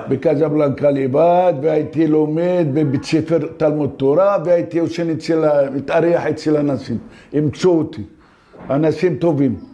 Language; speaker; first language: Hebrew; non-native, fluent; Arabic